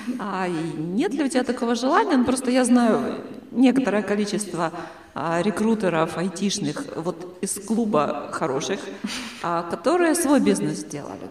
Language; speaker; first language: Russian; native; Russian